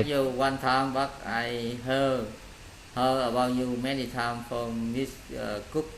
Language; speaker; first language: English; non-native, learner; Vietnamese